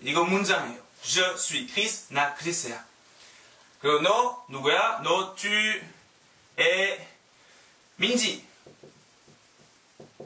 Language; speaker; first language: Korean; non-native, learner; French